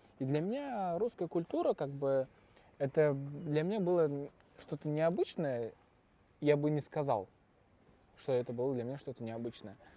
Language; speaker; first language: Russian; native; Russian